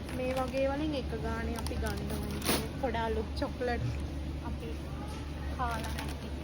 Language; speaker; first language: Sinhala; native; Sinhala